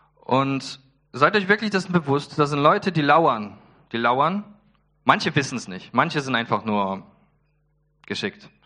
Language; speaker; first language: German; early bilingual, other home language; Polish